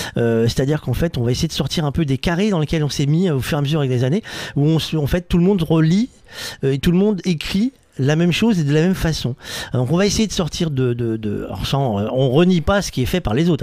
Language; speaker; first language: French; native; French